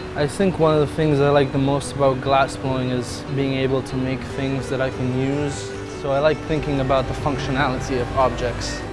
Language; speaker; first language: English; non-native, fluent; Italian